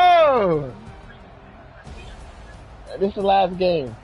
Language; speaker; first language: English; native; English